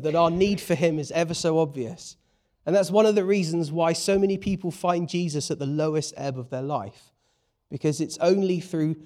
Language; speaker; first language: English; native; English